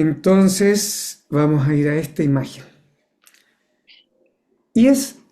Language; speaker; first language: Spanish; native; Spanish